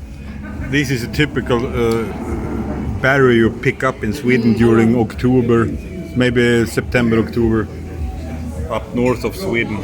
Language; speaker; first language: English; non-native, learner; Swedish